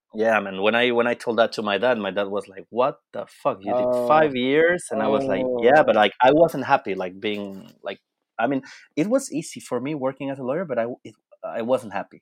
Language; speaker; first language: English; non-native, fluent; Spanish